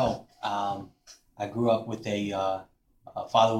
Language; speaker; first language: English; native; English